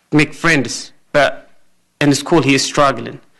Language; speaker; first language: English; non-native, fluent; Amharic